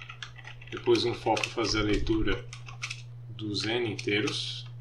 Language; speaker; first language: Portuguese; native; Portuguese